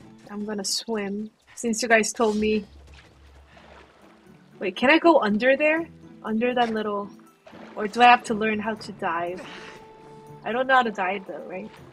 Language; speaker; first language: English; non-native, fluent; Korean